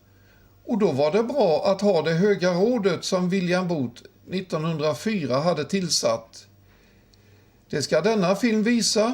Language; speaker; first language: Swedish; native; Swedish